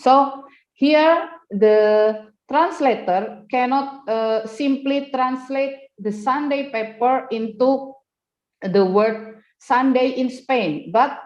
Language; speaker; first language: English; non-native, fluent; Indonesian